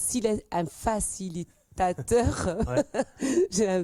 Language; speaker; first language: French; native; French